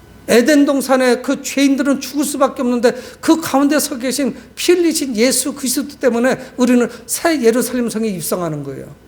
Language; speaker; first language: Korean; native; Korean